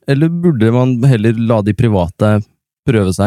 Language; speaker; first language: Norwegian; native; Norwegian